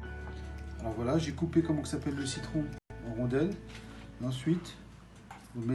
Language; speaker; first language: French; native; French